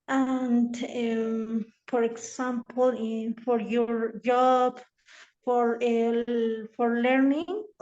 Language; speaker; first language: English; non-native, learner; Spanish